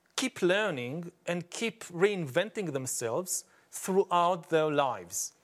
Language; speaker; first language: English; non-native, fluent; Hebrew